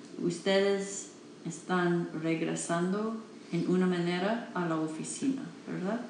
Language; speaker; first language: Spanish; non-native, learner; English